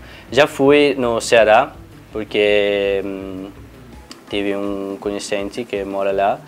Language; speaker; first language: Portuguese; non-native, fluent; Italian